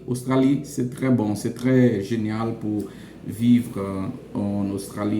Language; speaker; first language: French; non-native, local second language; Haitian Creole